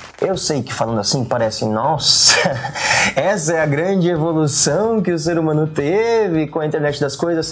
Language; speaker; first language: Portuguese; native; Portuguese